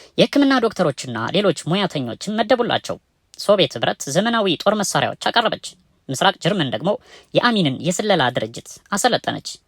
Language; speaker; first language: Amharic; native; Amharic